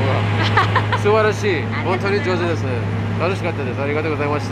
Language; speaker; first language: Japanese; non-native, learner; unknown